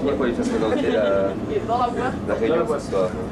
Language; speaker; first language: French; native; French